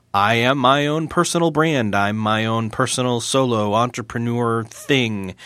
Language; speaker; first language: English; native; English